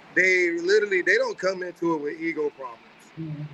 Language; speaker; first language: English; native; English